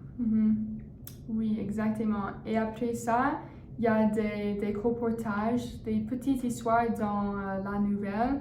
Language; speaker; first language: French; non-native, learner; English